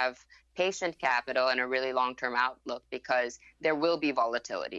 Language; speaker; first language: English; non-native, fluent; Thai